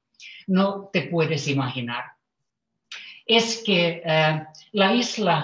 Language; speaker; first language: Spanish; non-native, fluent; Finnish